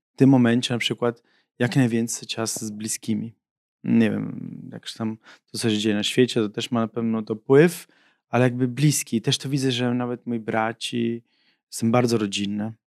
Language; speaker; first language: Polish; non-native, fluent; Italian